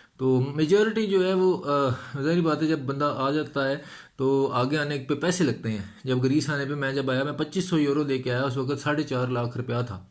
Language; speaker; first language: Urdu; non-native, local second language; Punjabi